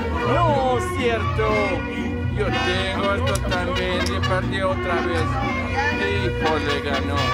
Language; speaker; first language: Spanish; non-native, learner; Amharic